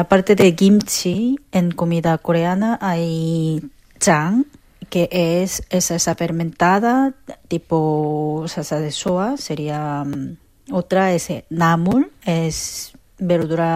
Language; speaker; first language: Spanish; non-native, fluent; Korean